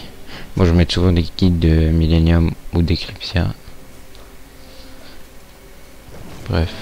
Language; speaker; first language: French; native; French